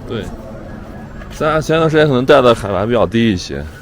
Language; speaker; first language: Chinese; native; Chinese